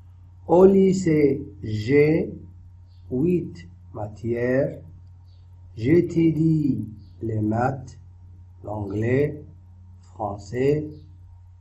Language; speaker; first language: French; non-native, fluent; Arabic